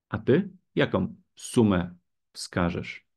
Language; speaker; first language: Polish; native; Polish